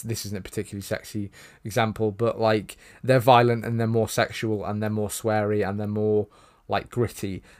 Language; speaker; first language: English; native; English